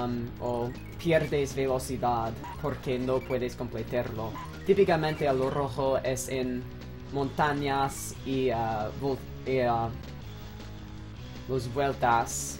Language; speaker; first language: Spanish; non-native, learner; English